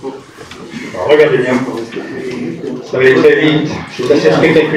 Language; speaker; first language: French; native; French